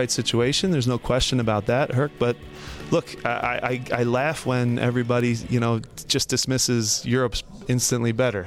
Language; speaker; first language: English; native; English